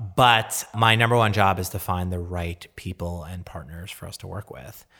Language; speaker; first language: English; native; English